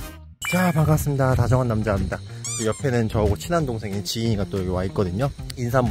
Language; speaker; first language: Korean; native; Korean